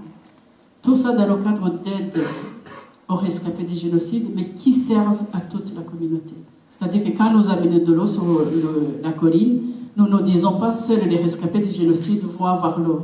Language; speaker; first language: French; non-native, local second language; Kinyarwanda